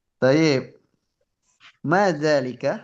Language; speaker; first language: Arabic; non-native, fluent; Indonesian